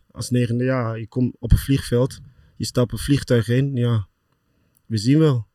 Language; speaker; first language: Dutch; early bilingual, other home language; Lingala